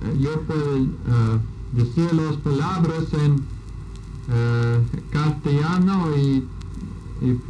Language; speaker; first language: Spanish; non-native, learner; English